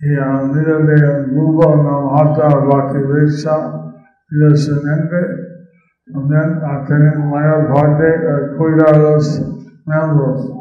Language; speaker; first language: Spanish; non-native, learner; English